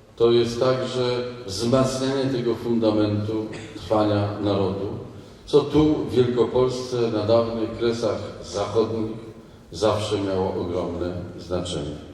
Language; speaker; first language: Polish; native; Polish